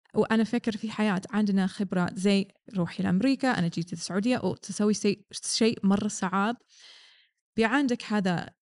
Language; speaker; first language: Arabic; non-native, learner; English